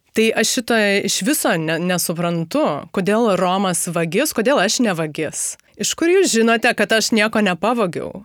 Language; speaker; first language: Lithuanian; native; Lithuanian